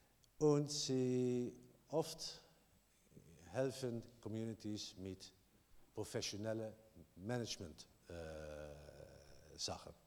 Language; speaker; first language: German; non-native, learner; Dutch